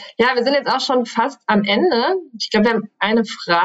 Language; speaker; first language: German; native; German